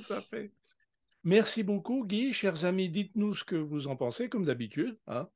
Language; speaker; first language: French; native; French